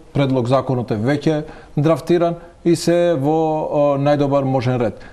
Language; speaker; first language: Macedonian; non-native, local second language; Albanian